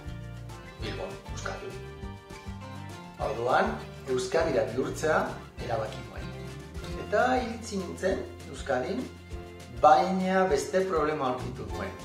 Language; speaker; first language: Basque; non-native, local second language; Spanish